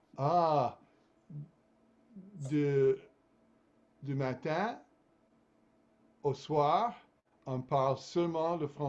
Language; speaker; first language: French; non-native, fluent; English